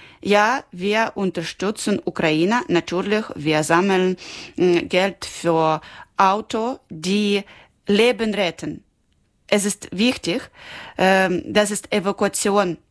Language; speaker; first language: German; non-native, learner; Ukrainian